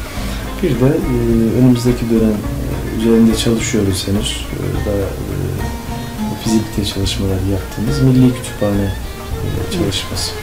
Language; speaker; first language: Turkish; native; Turkish